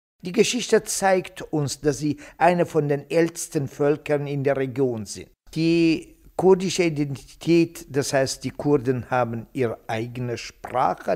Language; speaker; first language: German; non-native, fluent; Kurdish